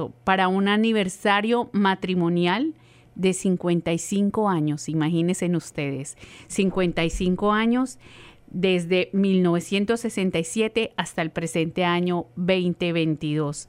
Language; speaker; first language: Spanish; native; Spanish